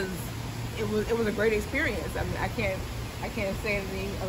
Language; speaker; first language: English; native; English